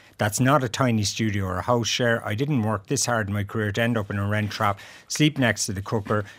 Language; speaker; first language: English; native; English